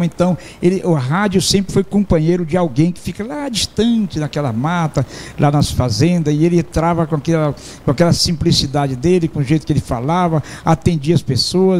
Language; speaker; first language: Portuguese; native; Portuguese